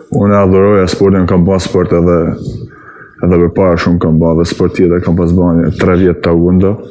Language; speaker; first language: Albanian; native; Albanian